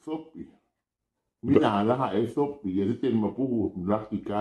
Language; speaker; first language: Finnish; non-native, learner; Thai